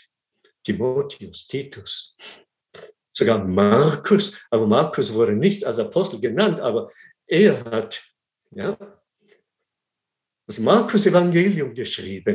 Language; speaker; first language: German; non-native, fluent; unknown